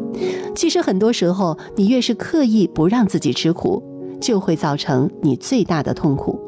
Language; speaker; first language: Chinese; native; Chinese